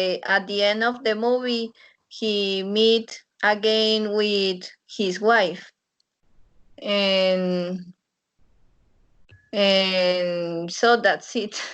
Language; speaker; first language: English; non-native, learner; Spanish